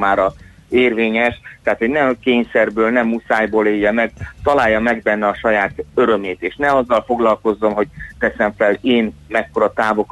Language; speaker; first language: Hungarian; native; Hungarian